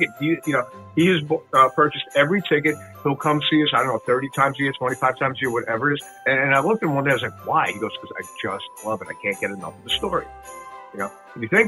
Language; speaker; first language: English; native; English